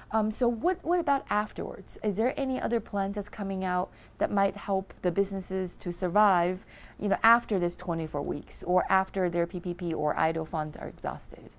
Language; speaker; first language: English; non-native, fluent; Chinese